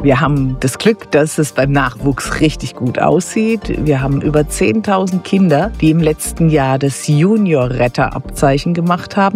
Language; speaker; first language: German; native; German